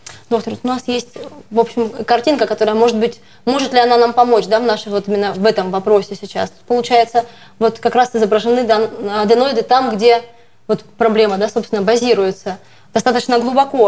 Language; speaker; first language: Russian; native; Russian